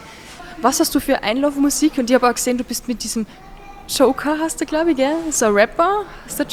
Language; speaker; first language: German; native; German